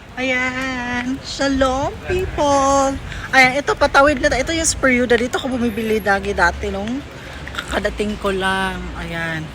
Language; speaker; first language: Filipino; native; Filipino